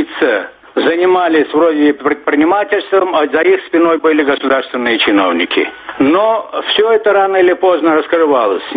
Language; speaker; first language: Russian; non-native, local second language; Turkmen